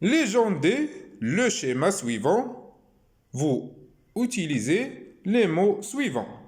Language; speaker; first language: French; non-native, local second language; Arabic